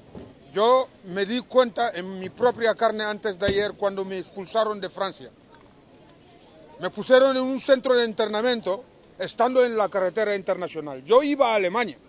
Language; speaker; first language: Spanish; non-native, fluent; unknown